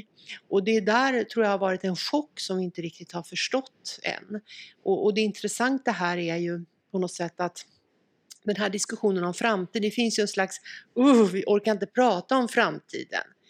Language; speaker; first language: Swedish; native; Swedish